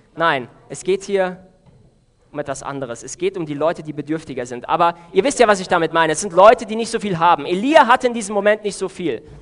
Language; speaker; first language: German; early bilingual, other home language; Romanian